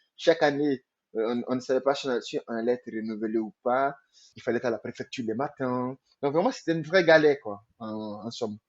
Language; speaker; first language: French; non-native, local second language; Mandingo